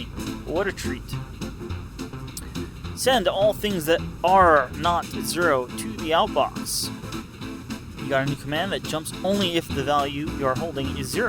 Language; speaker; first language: English; native; English